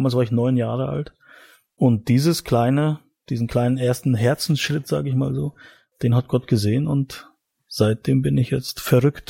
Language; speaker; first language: German; native; German